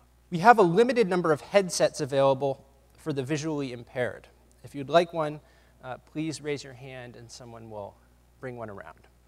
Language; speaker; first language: English; native; English